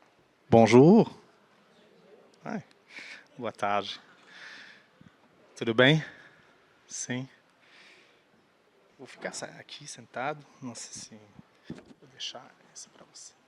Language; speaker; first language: Portuguese; non-native, fluent; French